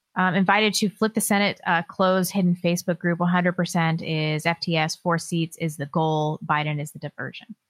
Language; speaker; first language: English; native; English